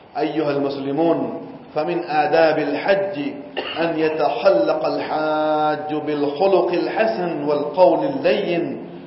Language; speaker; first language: Arabic; non-native, fluent; Gujarati